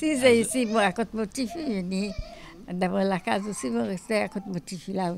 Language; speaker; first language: French; non-native, learner; Morisyen